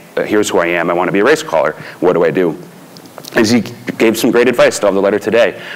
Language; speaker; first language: English; native; English